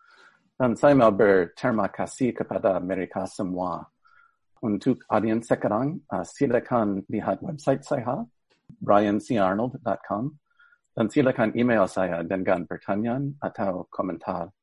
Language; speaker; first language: Indonesian; non-native, fluent; English